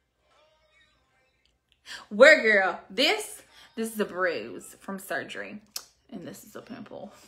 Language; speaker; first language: English; native; English